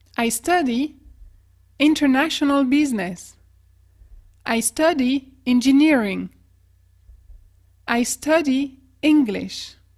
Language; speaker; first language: English; non-native, fluent; French